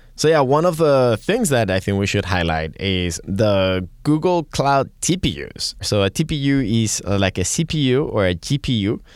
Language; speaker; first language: English; non-native, fluent; Spanish